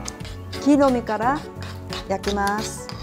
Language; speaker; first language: Japanese; non-native, fluent; Korean